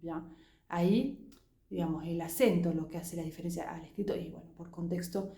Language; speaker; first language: Spanish; non-native, fluent; French